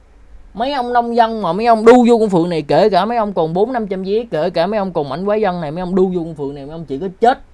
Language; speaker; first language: Vietnamese; native; Vietnamese